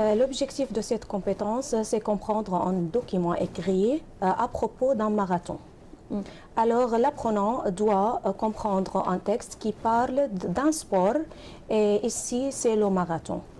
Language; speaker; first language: French; non-native, fluent; Arabic